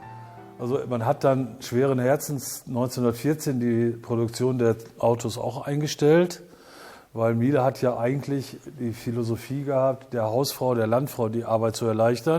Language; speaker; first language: German; native; German